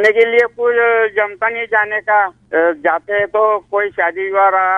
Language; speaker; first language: Hindi; non-native, local second language; Marathi